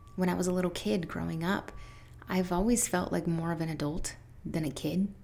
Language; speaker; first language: English; early bilingual, other home language; Spanish